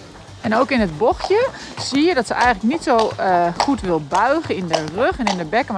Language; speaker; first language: Dutch; native; Dutch